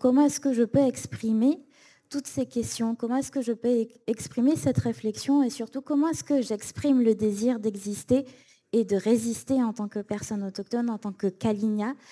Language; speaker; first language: French; native; French